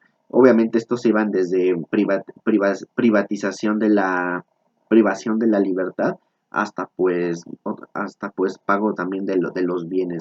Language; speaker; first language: Spanish; native; Spanish